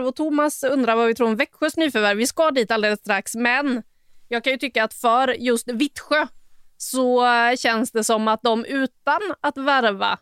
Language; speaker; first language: Swedish; native; Swedish